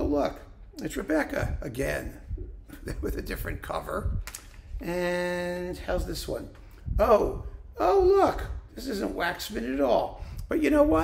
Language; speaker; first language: English; native; English